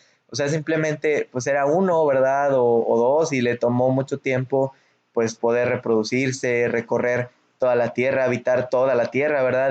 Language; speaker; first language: Spanish; native; Spanish